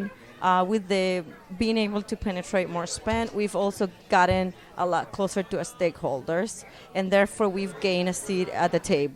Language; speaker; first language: English; non-native, fluent; Spanish